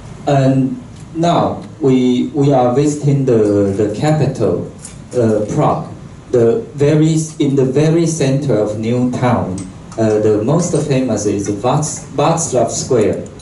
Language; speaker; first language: English; non-native, local second language; Chinese